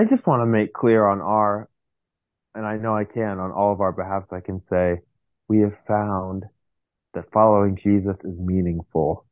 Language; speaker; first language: English; native; English